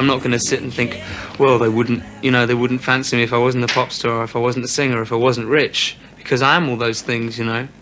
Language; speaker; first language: English; native; English